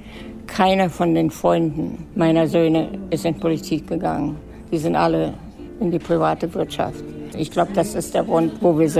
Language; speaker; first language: German; native; German